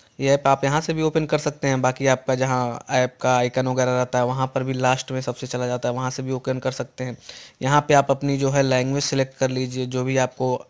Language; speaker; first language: Hindi; native; Hindi